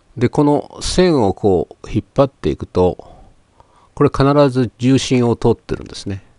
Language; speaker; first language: Japanese; native; Japanese